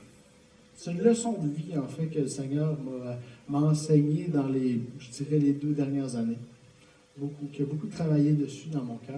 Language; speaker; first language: French; native; French